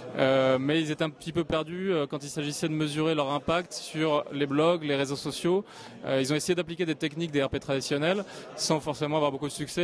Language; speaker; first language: French; native; French